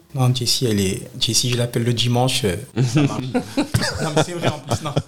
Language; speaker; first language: French; native; French